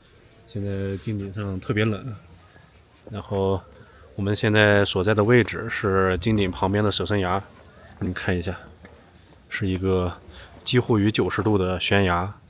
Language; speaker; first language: Chinese; native; Chinese